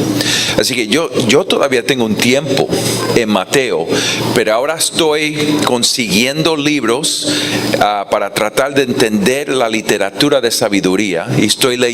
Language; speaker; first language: Spanish; non-native, fluent; English